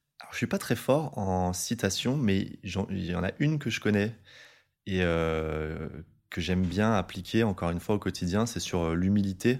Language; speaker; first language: French; native; French